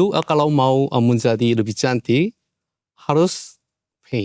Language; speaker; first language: Indonesian; non-native, learner; Korean